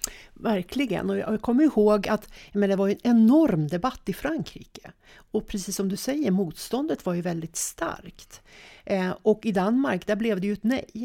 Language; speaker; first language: Swedish; native; Swedish